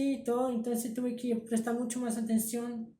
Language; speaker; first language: Spanish; early bilingual, heritage; Spanish